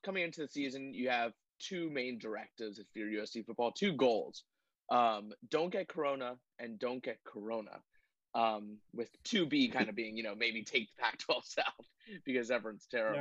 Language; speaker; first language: English; native; English